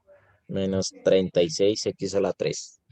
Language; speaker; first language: Spanish; native; Spanish